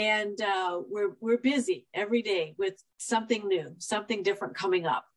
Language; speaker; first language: English; native; English